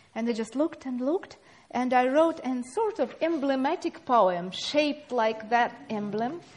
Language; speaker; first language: English; non-native, fluent; Russian